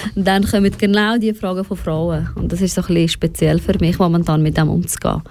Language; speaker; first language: German; non-native, fluent; Persian